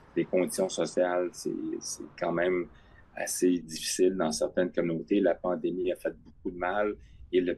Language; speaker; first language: French; native; French